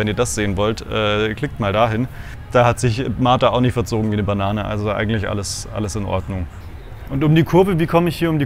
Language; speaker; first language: German; native; German